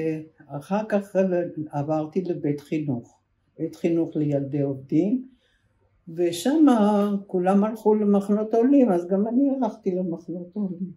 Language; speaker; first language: Hebrew; early bilingual, other home language; German